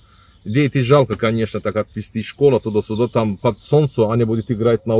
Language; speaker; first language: Russian; non-native, learner; Turkish